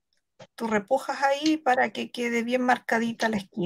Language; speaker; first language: Spanish; native; Spanish